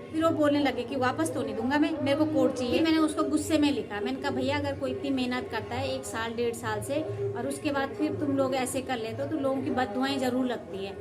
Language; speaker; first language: Hindi; native; Hindi